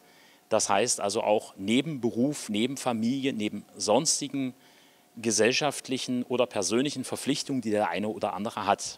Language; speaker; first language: German; native; German